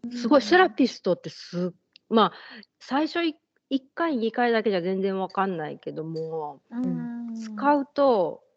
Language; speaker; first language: Japanese; native; Japanese